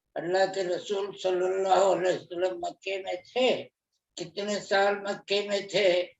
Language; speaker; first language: Urdu; native; Urdu